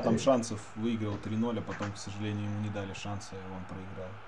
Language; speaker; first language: Russian; native; Russian